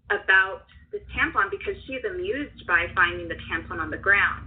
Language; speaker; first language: English; native; English